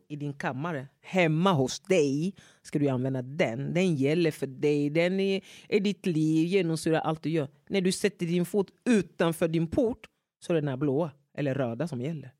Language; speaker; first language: Swedish; non-native, fluent; French